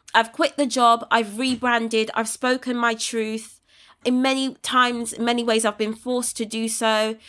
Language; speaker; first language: English; native; English